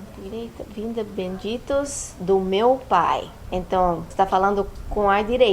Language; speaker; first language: Portuguese; non-native, fluent; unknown